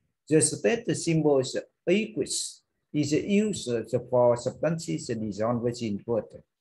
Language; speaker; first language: English; non-native, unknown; Vietnamese